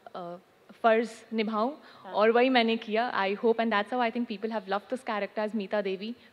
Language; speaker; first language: Hindi; native; Hindi